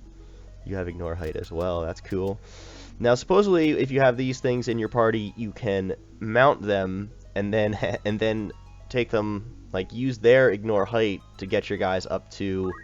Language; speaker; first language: English; native; English